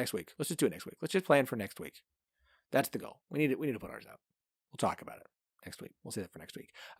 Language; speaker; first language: English; native; English